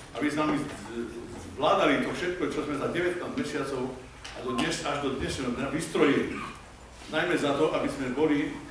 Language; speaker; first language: Slovak; native; Slovak